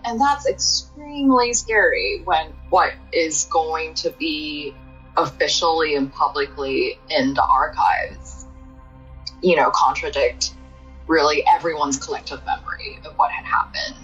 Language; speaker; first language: English; non-native, local second language; Cantonese